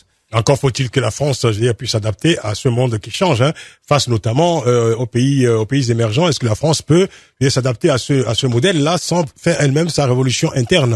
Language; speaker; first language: French; native; French